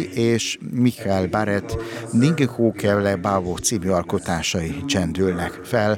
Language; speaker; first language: Hungarian; native; Hungarian